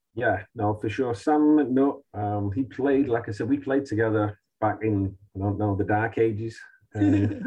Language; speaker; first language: English; native; English